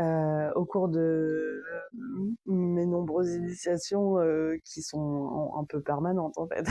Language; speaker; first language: French; native; French